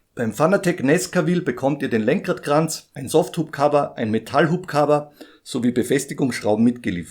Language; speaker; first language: German; native; German